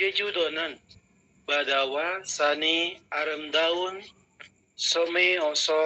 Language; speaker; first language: Korean; non-native, learner; Indonesian